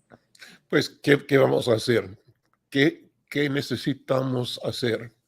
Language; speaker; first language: Spanish; non-native, learner; English